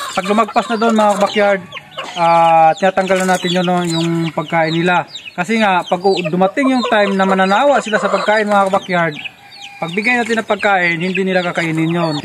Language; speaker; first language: Filipino; non-native, local second language; Cebuano